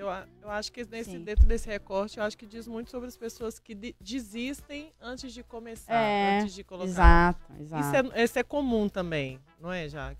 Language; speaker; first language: Portuguese; native; Portuguese